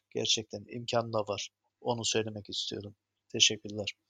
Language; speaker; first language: Turkish; early bilingual, heritage; Turkish